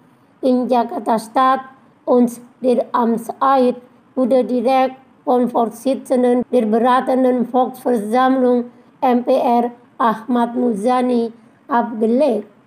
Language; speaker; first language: German; non-native, fluent; Indonesian